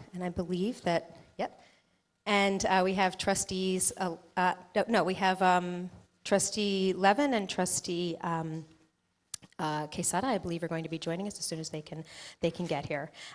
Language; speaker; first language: English; native; English